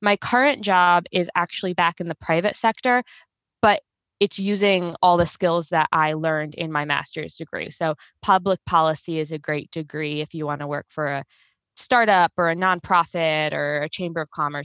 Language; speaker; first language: English; native; English